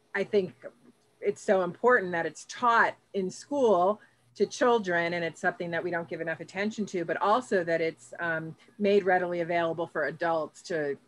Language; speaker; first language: English; native; English